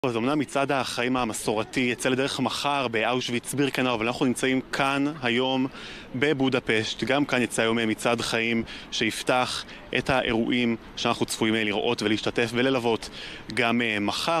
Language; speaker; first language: Hebrew; native; Hebrew